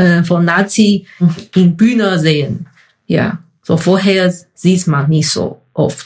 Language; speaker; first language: German; non-native, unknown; Chinese